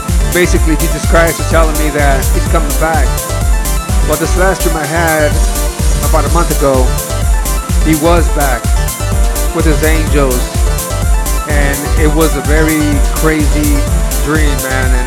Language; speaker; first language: English; early bilingual, other home language; Spanish